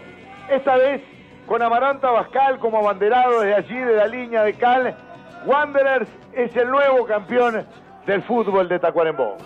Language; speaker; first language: Spanish; native; Spanish